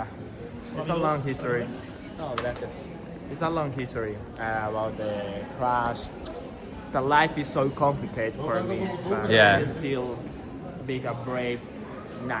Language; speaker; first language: English; non-native, learner; Spanish